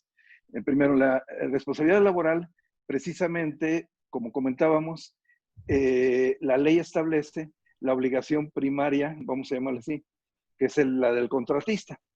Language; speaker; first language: Spanish; native; Spanish